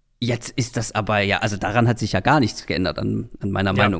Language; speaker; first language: German; native; German